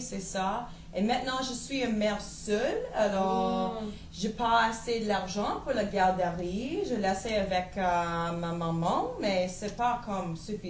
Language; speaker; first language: French; non-native, learner; English